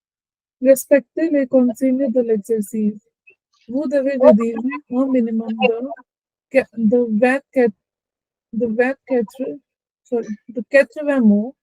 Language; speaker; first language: French; non-native, learner; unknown